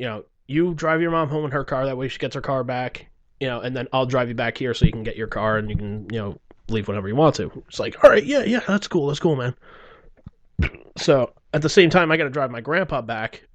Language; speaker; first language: English; native; English